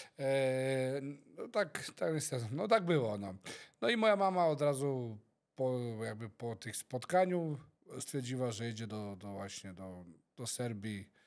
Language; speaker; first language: Polish; early bilingual, heritage; Polish